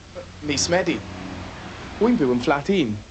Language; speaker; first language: Welsh; non-native, learner; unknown